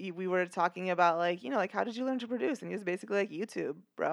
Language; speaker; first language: English; early bilingual, other home language; Spanish